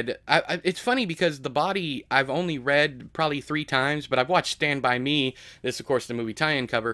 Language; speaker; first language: English; native; English